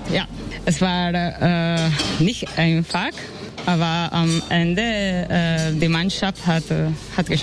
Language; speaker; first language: German; non-native, learner; Spanish